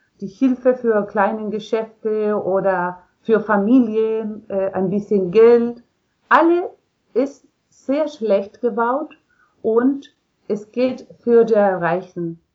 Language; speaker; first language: German; non-native, learner; Spanish